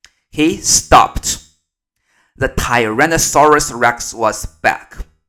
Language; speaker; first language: English; non-native, fluent; Chinese